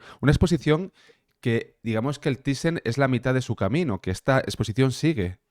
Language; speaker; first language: Spanish; native; Spanish